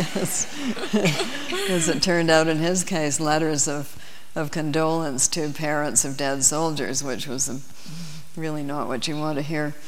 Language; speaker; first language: English; native; English